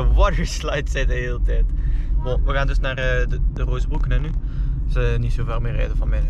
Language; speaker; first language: Dutch; native; Dutch